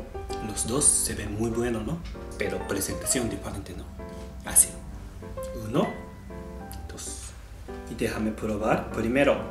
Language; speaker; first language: Spanish; non-native, fluent; Japanese